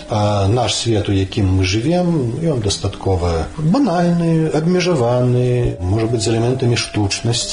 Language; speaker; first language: Belarusian; native; Belarusian